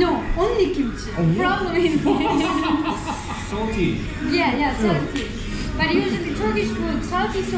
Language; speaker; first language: English; non-native, learner; Turkish